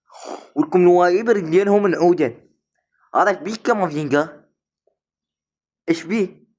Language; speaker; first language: Arabic; native; Arabic